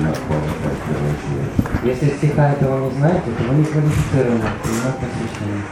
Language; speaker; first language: Russian; native; Russian